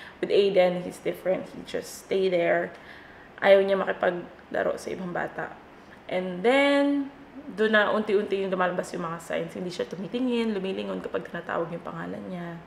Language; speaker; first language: Filipino; native; Filipino